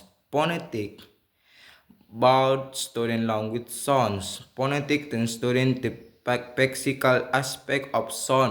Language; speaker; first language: English; non-native, learner; Indonesian